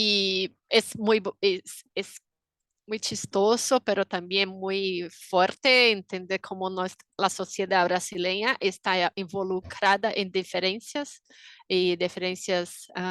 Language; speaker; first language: Spanish; non-native, fluent; Portuguese